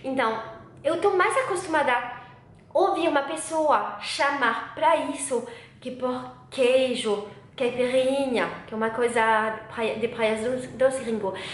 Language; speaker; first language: Portuguese; non-native, learner; French